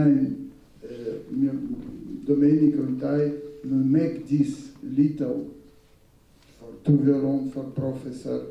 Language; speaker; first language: English; non-native, learner; Russian